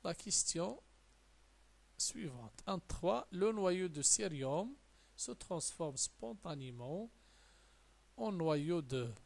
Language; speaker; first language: French; non-native, local second language; Arabic